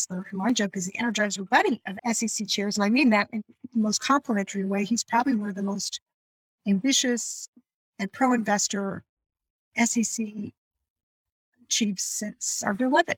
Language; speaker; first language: English; native; English